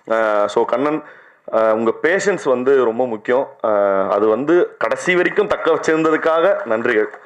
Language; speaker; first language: Tamil; native; Tamil